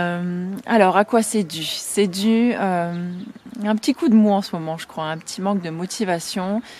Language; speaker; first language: French; native; French